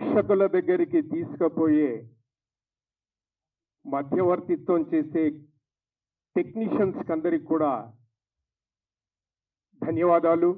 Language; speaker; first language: Telugu; native; Telugu